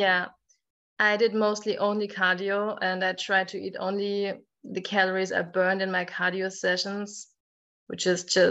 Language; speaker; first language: English; non-native, fluent; German